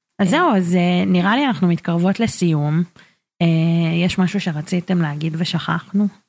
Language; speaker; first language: Hebrew; native; Hebrew